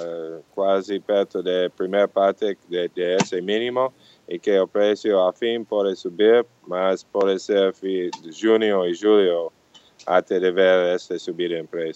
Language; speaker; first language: Portuguese; non-native, fluent; English